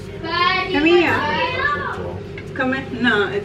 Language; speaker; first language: English; non-native, local second language; Bikol